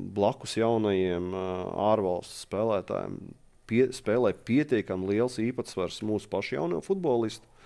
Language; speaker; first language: Latvian; native; Latvian